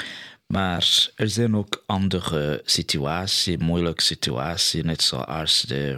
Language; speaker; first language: Dutch; non-native, fluent; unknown